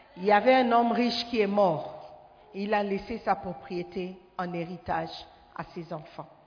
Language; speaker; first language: French; non-native, fluent; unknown